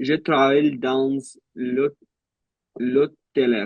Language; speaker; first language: French; non-native, learner; English